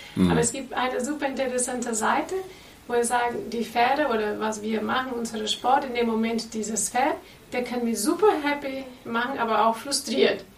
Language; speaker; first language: German; non-native, fluent; Portuguese